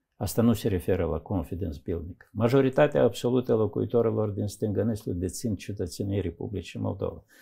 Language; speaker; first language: Romanian; native; Romanian